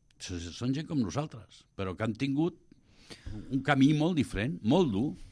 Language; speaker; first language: Catalan; native; Catalan